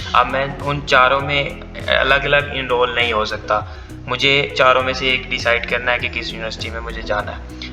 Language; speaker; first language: Urdu; non-native, local second language; Punjabi